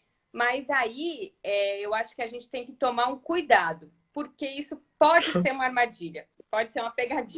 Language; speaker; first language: Portuguese; native; Portuguese